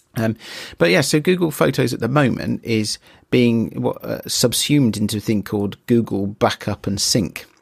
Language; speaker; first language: English; native; English